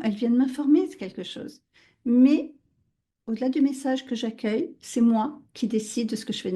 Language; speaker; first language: French; native; French